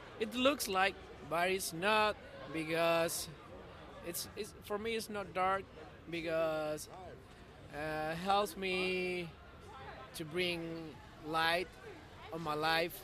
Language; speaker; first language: English; non-native, fluent; Spanish